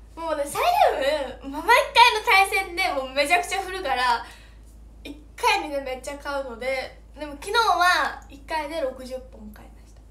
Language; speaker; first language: Japanese; native; Japanese